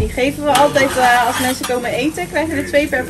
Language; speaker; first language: Dutch; early bilingual, other home language; Italian